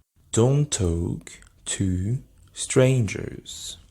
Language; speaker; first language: English; non-native, fluent; French